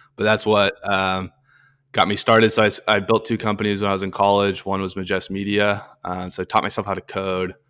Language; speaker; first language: English; native; English